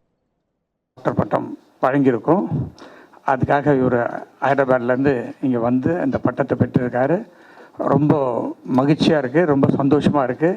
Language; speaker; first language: Tamil; native; Tamil